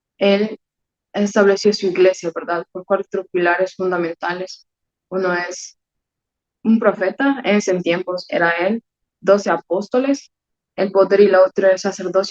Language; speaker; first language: Spanish; non-native, learner; English